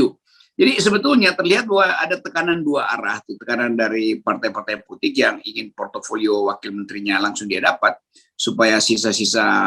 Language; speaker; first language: Indonesian; native; Indonesian